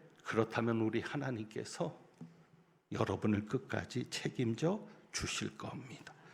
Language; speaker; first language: Korean; native; Korean